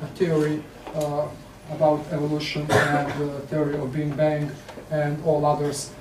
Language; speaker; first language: English; non-native, fluent; Serbian